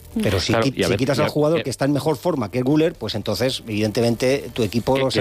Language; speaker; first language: Spanish; native; Spanish